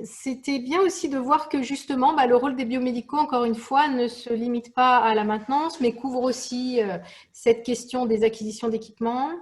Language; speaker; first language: French; native; French